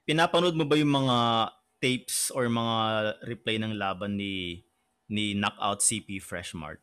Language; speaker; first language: Filipino; native; Filipino